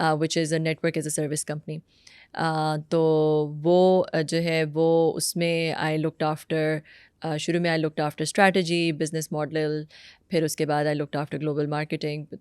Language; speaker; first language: Urdu; native; Urdu